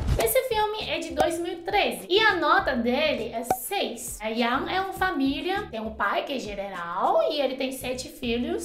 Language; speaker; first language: Portuguese; non-native, fluent; Chinese